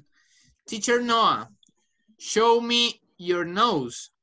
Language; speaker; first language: English; non-native, fluent; Spanish